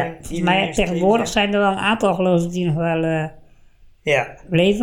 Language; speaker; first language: Dutch; native; Dutch